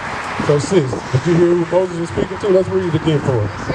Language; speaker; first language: English; native; English